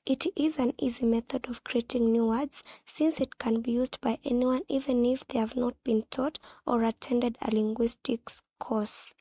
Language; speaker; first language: English; non-native, local second language; Swahili